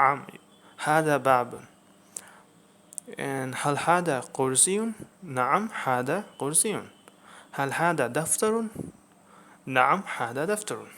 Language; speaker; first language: Arabic; non-native, fluent; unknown